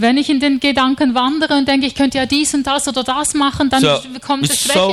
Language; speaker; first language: German; native; German